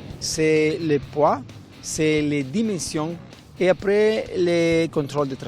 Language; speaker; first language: French; non-native, fluent; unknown